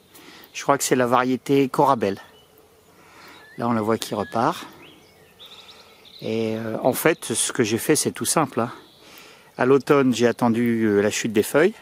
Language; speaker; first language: French; native; French